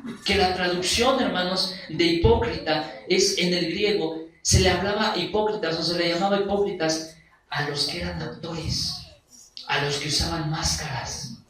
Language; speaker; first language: Spanish; native; Spanish